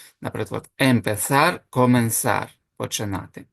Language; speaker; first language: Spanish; non-native, fluent; Ukrainian